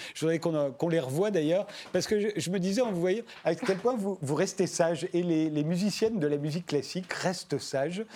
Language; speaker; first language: French; native; French